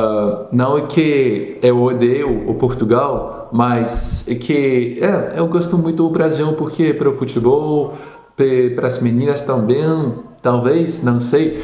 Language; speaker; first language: Portuguese; non-native, fluent; French